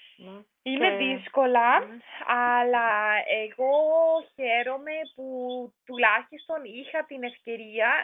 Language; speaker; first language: Greek; non-native, learner; German